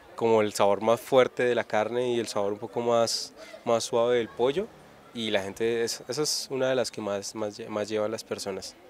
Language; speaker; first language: Spanish; native; Spanish